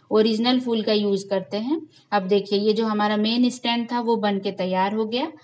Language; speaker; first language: Hindi; native; Hindi